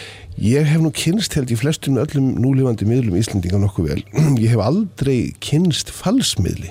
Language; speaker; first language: Icelandic; native; Icelandic